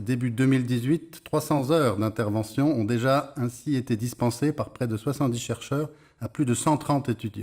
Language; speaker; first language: French; native; French